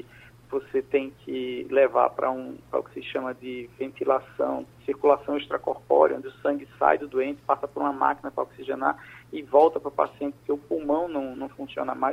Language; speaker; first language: Portuguese; native; Portuguese